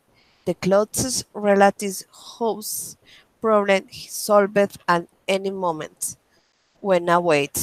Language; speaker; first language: English; non-native, learner; Spanish